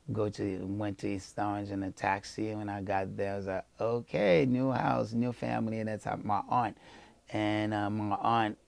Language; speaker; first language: English; early bilingual, other home language; Haitian Creole